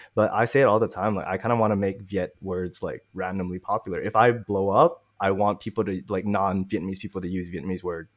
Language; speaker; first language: English; native; English